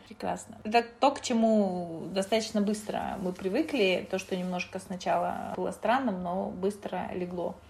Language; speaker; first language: Russian; native; Russian